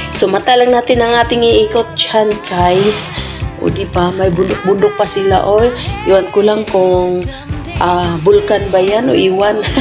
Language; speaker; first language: Filipino; non-native, local second language; Cebuano